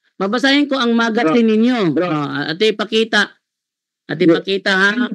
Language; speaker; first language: Filipino; non-native, local second language; Cebuano